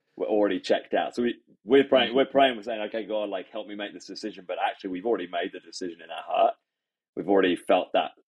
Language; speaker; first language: English; native; English